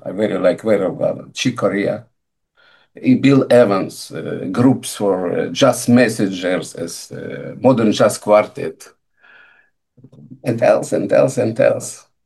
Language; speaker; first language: English; non-native, learner; Russian